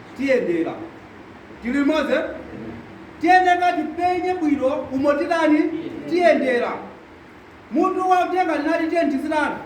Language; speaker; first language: Nyanja; non-native, local second language; Tumbuka